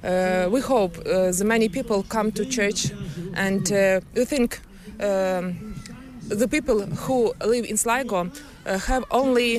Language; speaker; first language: English; non-native, learner; Ukrainian